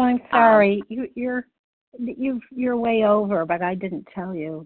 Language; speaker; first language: English; native; English